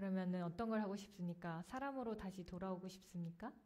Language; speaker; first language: Korean; native; Korean